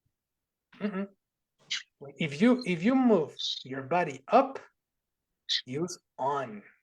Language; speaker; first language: English; non-native, fluent; Spanish